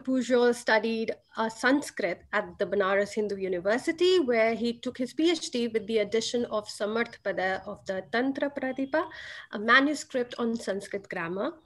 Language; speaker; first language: English; non-native, local second language; Hindi